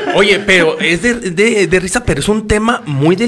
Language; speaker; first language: Spanish; native; Spanish